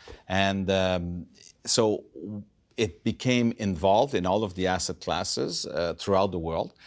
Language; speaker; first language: English; non-native, fluent; French